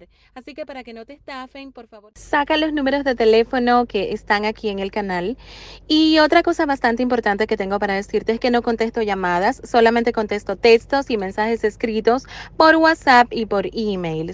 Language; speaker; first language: Spanish; native; Spanish